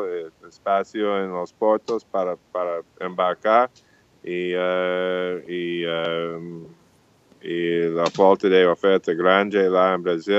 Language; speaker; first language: Portuguese; non-native, fluent; English